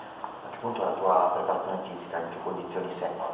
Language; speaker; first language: Italian; native; Italian